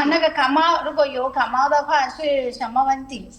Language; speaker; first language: Chinese; non-native, fluent; Telugu